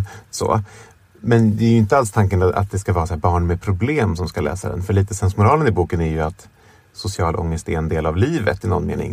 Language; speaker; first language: Swedish; native; Swedish